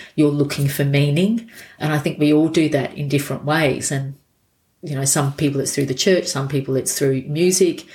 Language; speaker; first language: English; native; English